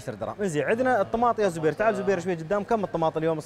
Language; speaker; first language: Arabic; native; Arabic